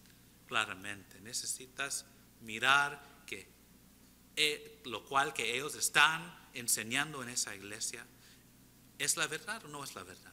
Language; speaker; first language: Spanish; early bilingual, heritage; English